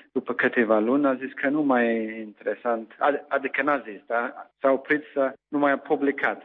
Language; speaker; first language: Romanian; non-native, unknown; English